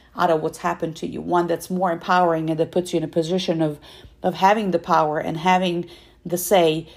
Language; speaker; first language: English; non-native, fluent; Russian